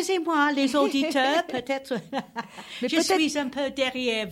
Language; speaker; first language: French; non-native, learner; English